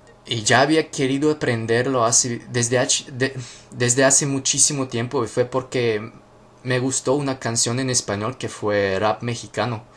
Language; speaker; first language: Spanish; non-native, fluent; Russian